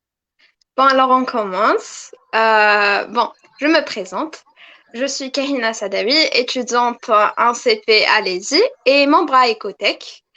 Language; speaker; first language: French; non-native, local second language; Arabic